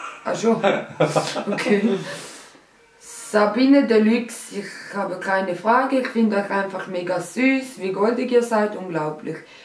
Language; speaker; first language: German; early bilingual, other home language; Albanian